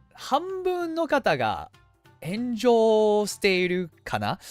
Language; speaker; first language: Japanese; non-native, fluent; English